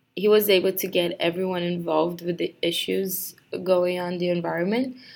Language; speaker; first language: English; non-native, fluent; Portuguese